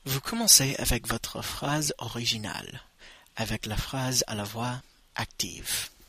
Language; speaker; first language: French; non-native, fluent; English